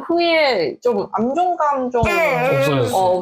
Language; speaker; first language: Korean; non-native, learner; Chinese